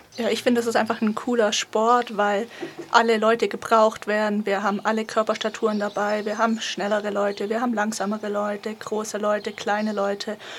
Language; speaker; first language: German; native; German